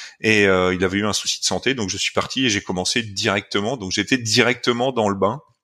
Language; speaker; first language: French; native; French